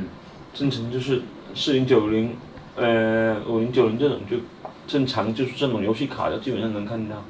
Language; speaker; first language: Chinese; native; Chinese